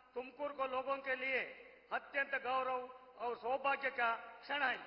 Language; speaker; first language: Hindi; non-native, local second language; Kannada